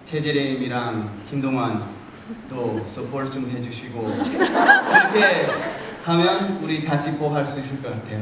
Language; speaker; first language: Korean; early bilingual, heritage; English